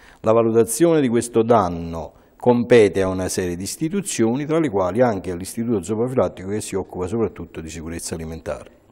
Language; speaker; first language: Italian; native; Italian